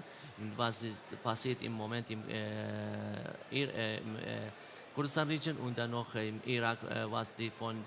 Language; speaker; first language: German; non-native, learner; Central Kurdish